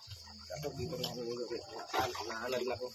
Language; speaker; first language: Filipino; non-native, local second language; Cebuano